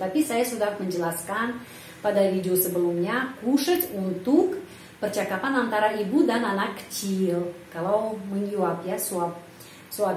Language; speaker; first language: Indonesian; non-native, fluent; Russian